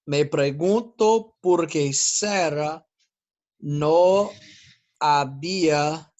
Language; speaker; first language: Spanish; non-native, learner; English